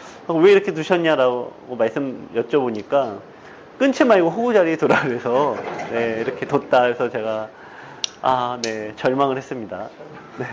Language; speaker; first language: Korean; native; Korean